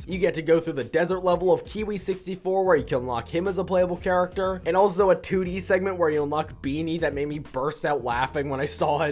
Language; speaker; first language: English; native; English